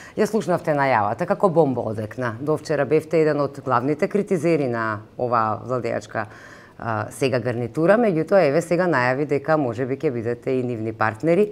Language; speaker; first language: Macedonian; native; Macedonian